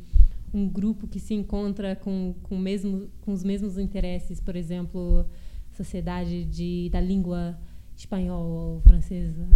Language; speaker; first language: Portuguese; early bilingual, heritage; Portuguese